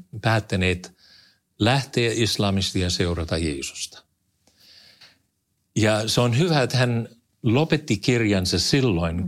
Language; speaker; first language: Finnish; non-native, fluent; English